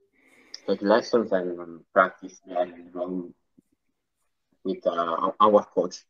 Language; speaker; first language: English; non-native, learner; Italian